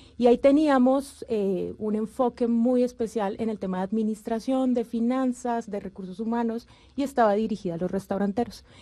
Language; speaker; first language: Spanish; native; Spanish